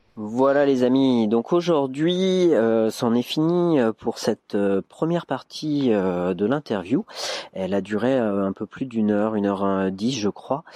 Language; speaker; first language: French; native; French